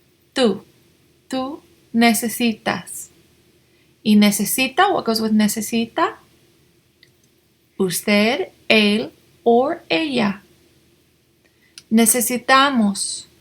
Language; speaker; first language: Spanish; non-native, fluent; English